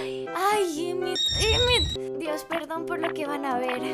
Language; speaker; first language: Spanish; native; Spanish